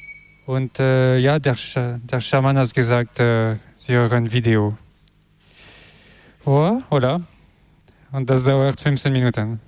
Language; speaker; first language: German; non-native, learner; French